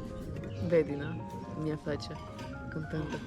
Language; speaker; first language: Italian; non-native, learner; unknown